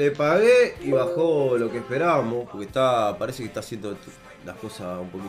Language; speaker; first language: Spanish; native; Spanish